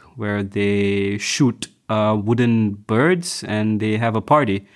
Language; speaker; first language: English; non-native, local second language; Tamil